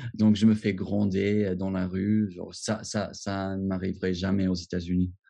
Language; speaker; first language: French; non-native, fluent; English